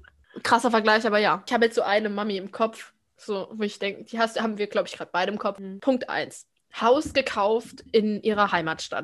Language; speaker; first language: German; native; German